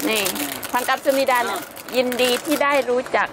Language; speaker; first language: Korean; non-native, learner; Thai